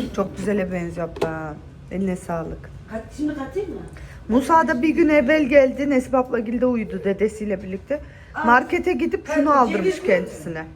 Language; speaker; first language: Turkish; early bilingual, other home language; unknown